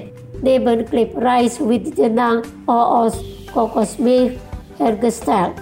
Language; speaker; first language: German; non-native, fluent; Indonesian